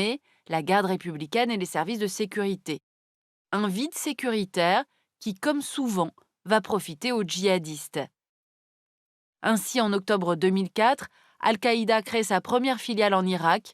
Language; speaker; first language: French; native; French